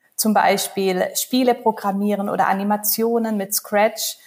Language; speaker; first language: German; native; German